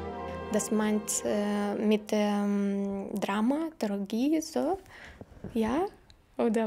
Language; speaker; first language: German; non-native, learner; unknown